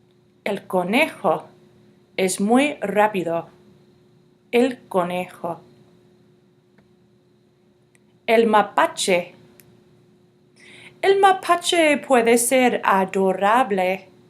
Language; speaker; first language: Spanish; non-native, fluent; English